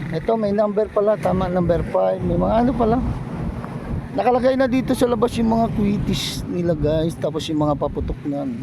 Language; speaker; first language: Filipino; non-native, local second language; Iloko